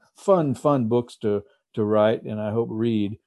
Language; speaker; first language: English; native; English